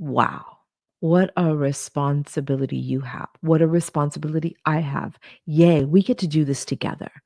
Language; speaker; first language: English; native; English